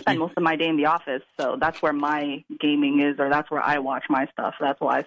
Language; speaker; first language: English; non-native, fluent; Italian